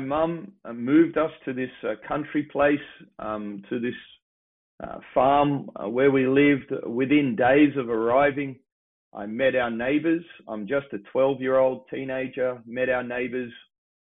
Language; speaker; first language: English; native; English